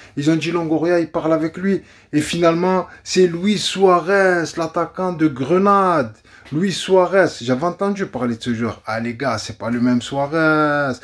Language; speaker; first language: French; native; French